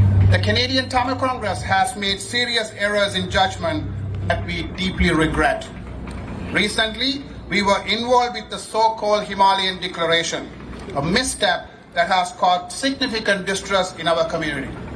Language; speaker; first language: English; non-native, local second language; Tamil